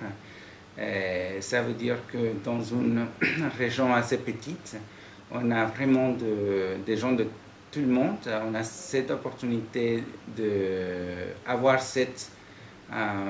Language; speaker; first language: French; non-native, fluent; Spanish